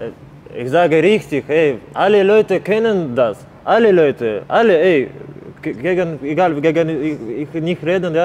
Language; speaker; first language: German; non-native, learner; Russian